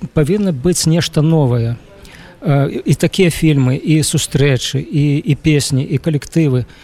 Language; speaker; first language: Belarusian; non-native, fluent; Ukrainian